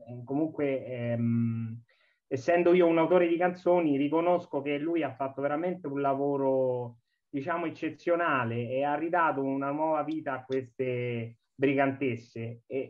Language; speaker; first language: Italian; native; Italian